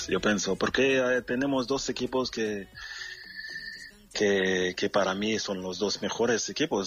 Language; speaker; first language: Spanish; non-native, learner; French